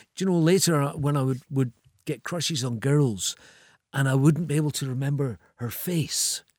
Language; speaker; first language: English; native; English